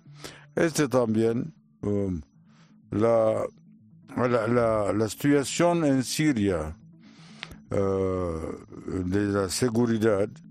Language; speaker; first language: Spanish; non-native, learner; Arabic